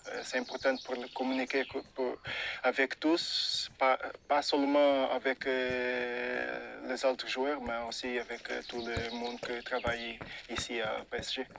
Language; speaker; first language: French; non-native, fluent; Portuguese